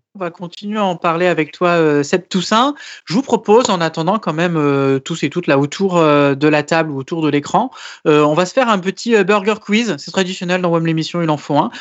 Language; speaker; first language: French; native; French